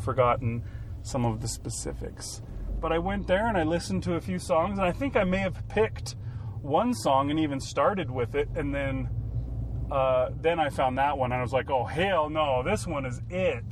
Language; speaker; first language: English; native; English